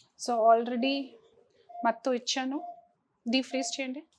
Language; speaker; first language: Telugu; non-native, fluent; Hindi